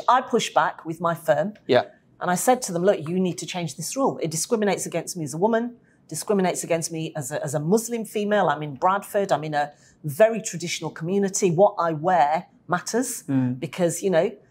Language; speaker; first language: English; native; English